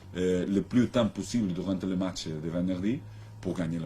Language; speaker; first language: French; non-native, learner; Portuguese